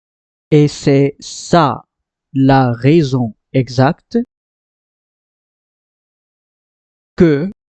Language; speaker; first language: French; non-native, fluent; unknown